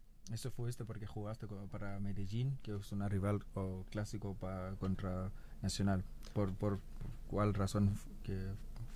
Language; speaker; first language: Spanish; non-native, fluent; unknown